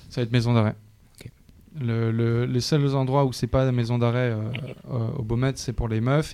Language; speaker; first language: French; native; French